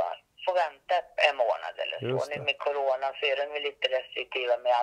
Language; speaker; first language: Swedish; native; Swedish